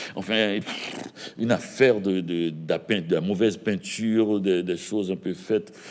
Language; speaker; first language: French; native; French